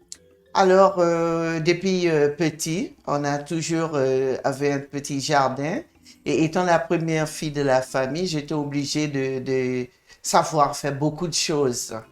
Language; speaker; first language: French; non-native, fluent; English